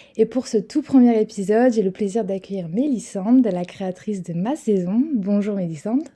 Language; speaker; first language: French; native; French